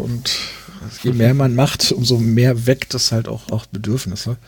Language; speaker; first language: German; native; German